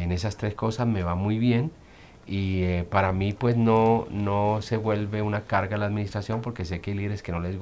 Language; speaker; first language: Spanish; native; Spanish